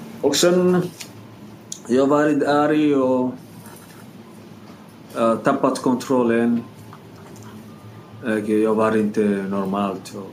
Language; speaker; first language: Swedish; non-native, learner; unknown